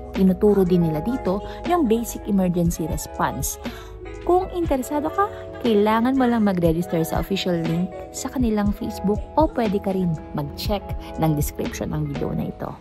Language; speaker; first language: Filipino; native; Filipino